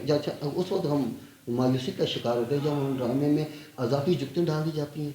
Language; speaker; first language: Urdu; non-native, local second language; Punjabi